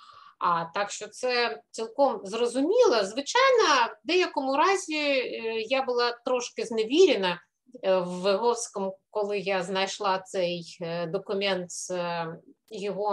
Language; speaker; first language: Ukrainian; non-native, fluent; Russian